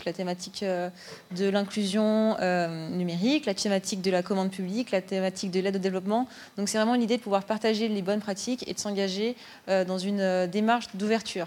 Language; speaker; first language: French; native; French